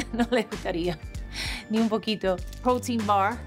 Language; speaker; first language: Spanish; early bilingual, other home language; English